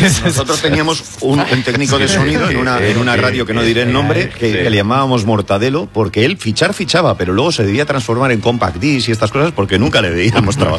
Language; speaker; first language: Spanish; native; Spanish